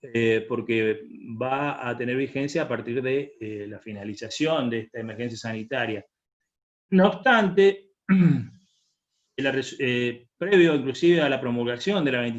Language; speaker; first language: Spanish; native; Spanish